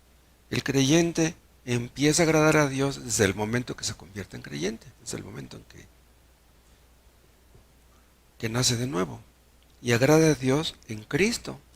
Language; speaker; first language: Spanish; native; Spanish